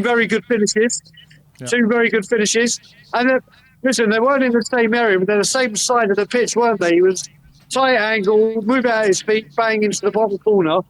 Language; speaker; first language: English; native; English